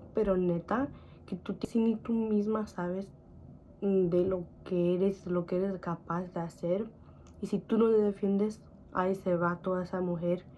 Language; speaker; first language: Spanish; early bilingual, heritage; Spanish